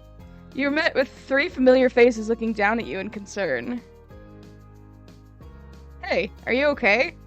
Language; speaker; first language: English; native; English